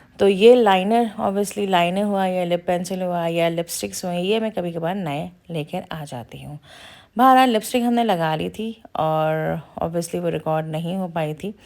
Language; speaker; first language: Urdu; native; Urdu